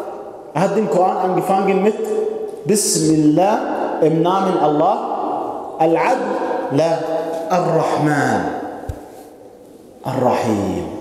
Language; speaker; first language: German; non-native, fluent; Arabic